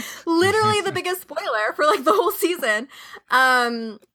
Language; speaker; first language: English; native; English